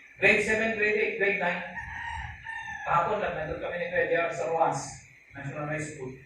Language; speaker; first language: Filipino; non-native, local second language; Hiligaynon